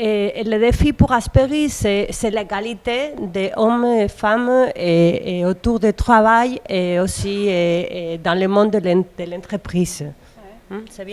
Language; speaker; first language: French; non-native, learner; Spanish